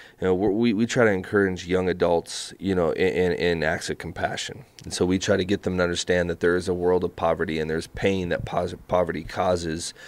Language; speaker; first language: English; native; English